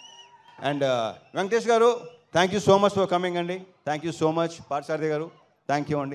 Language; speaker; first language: Telugu; native; Telugu